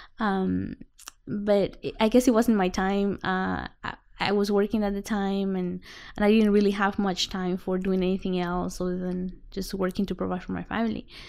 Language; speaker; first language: English; non-native, fluent; Spanish